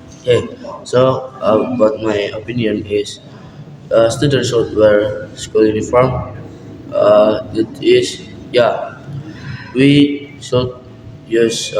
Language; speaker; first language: English; non-native, learner; Indonesian